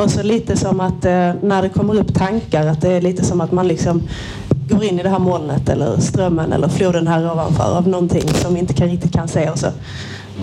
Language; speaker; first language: Swedish; native; Swedish